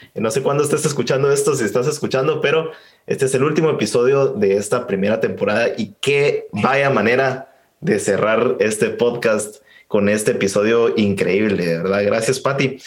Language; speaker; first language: Spanish; native; Spanish